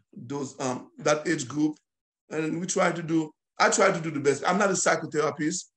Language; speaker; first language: English; non-native, fluent; Haitian Creole